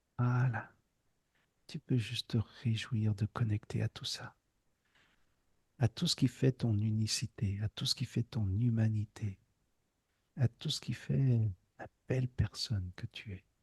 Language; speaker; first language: French; native; French